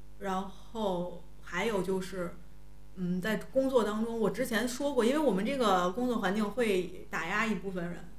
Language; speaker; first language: Chinese; native; Chinese